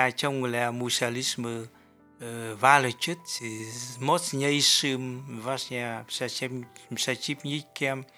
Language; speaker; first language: Polish; non-native, fluent; Vietnamese